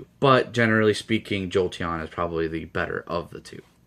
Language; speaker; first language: English; native; English